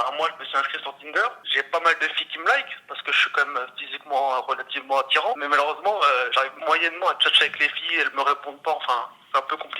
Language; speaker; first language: French; native; French